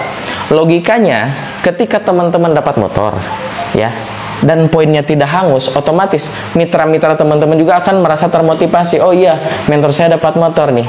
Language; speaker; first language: Indonesian; non-native, local second language; Sundanese